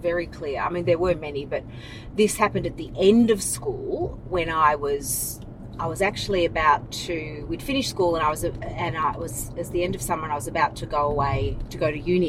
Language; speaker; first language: English; native; English